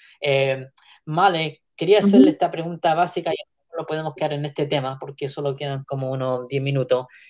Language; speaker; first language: Spanish; early bilingual, heritage; Spanish